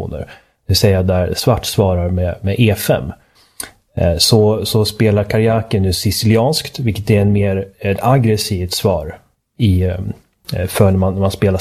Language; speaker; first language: Swedish; native; Swedish